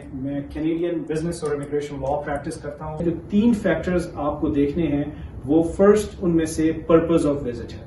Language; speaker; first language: Urdu; native; Urdu